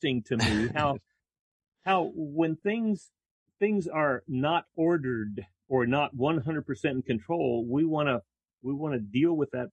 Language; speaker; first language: English; native; English